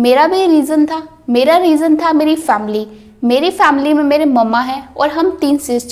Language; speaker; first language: Hindi; native; Hindi